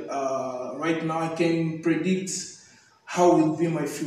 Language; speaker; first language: English; non-native, fluent; Portuguese